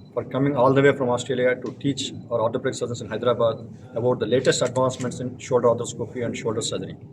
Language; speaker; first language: English; non-native, local second language; Telugu